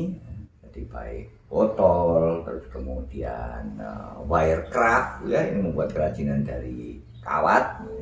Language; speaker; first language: Indonesian; non-native, local second language; Javanese